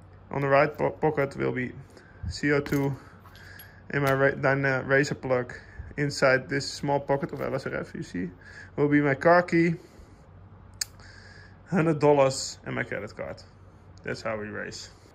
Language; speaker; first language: English; non-native, fluent; Dutch